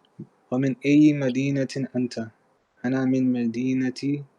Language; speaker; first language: Arabic; non-native, learner; English